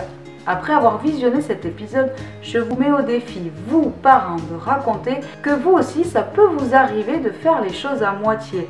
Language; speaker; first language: French; native; French